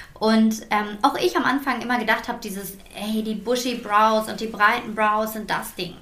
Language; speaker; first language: German; native; German